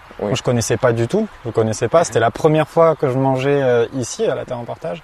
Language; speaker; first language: French; native; French